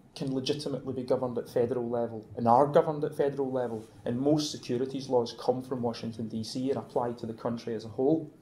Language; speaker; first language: English; native; English